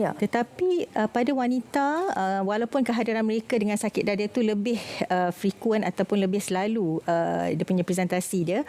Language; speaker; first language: Malay; native; Malay